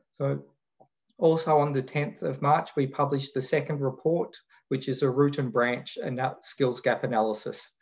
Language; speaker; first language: English; native; English